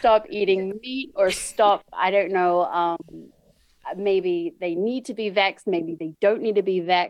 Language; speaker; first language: English; native; English